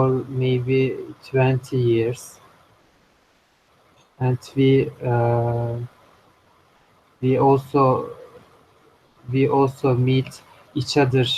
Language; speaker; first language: English; non-native, learner; Turkish